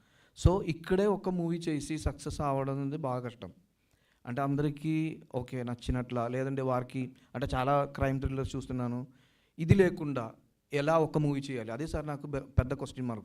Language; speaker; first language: Telugu; non-native, learner; Malayalam